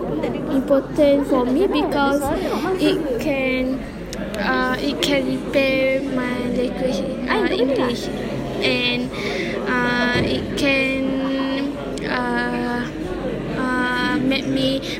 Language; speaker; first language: English; non-native, local second language; Malay